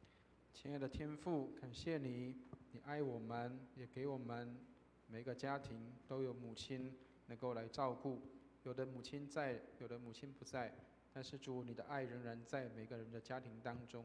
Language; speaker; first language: Chinese; native; Chinese